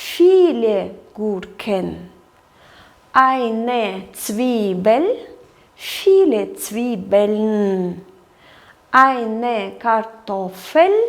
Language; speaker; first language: German; non-native, fluent; Kyrgyz